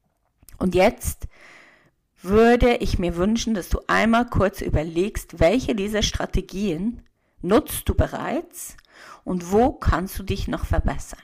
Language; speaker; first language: German; native; German